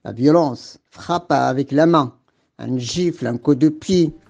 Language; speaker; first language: French; non-native, local second language; Arabic